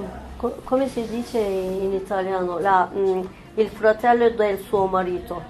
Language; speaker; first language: Italian; non-native, fluent; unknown